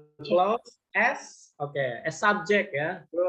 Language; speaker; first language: English; non-native, fluent; Indonesian